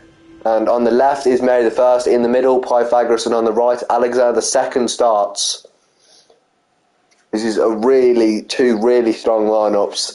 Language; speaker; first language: English; native; English